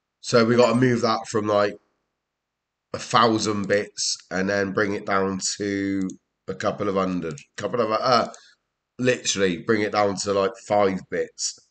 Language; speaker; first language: English; native; English